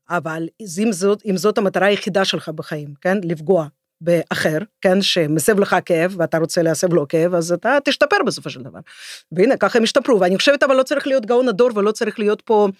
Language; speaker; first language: Hebrew; non-native, fluent; Russian